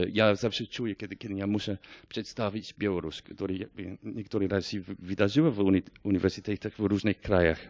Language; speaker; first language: Polish; non-native, fluent; English